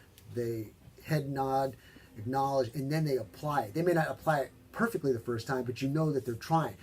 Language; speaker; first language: English; native; English